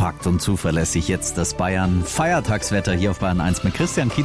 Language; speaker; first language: German; native; German